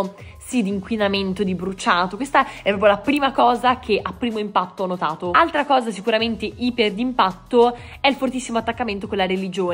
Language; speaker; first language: Italian; native; Italian